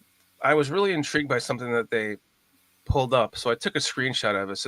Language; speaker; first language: English; native; English